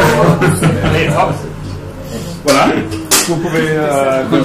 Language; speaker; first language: French; non-native, fluent; German